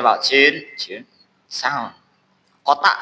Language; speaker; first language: English; non-native, learner; Indonesian